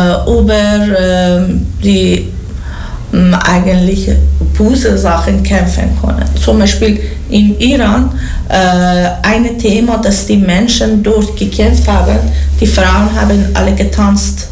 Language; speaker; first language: German; non-native, learner; Persian